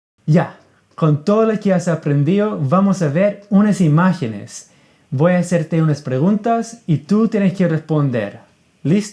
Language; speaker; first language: Spanish; non-native, fluent; English